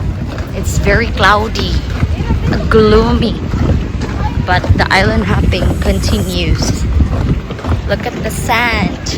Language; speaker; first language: English; non-native, local second language; Cebuano